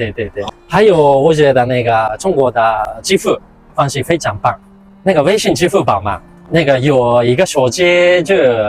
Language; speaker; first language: Chinese; non-native, fluent; Japanese